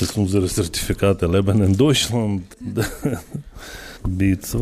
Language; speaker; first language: German; non-native, learner; Ukrainian